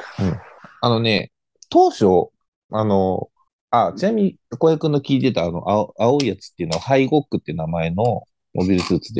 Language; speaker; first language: Japanese; native; Japanese